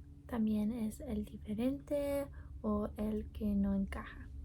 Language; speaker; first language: Spanish; non-native, learner; English